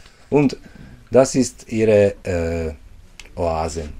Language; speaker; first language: German; non-native, learner; Serbian